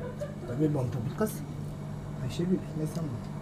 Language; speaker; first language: French; non-native, learner; Turkish